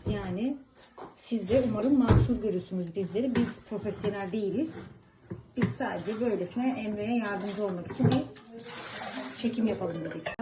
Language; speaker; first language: Turkish; early bilingual, heritage; Turkish